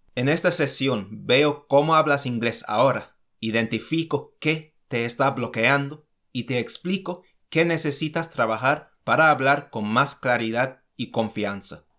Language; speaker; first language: Spanish; non-native, fluent; English